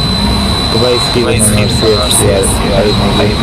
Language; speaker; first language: English; non-native, learner; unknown